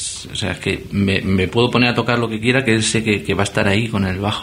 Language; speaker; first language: Spanish; native; Spanish